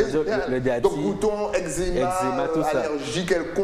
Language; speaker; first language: French; native; French